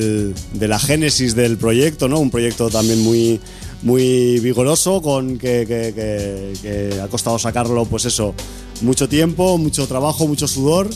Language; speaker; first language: Spanish; native; Spanish